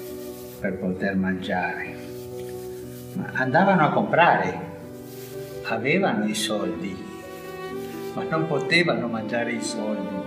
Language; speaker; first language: Italian; non-native, fluent; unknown